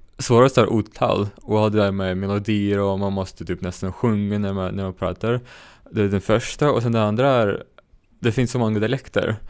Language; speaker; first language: Swedish; non-native, fluent; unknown